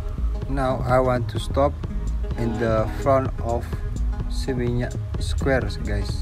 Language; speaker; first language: English; non-native, learner; Indonesian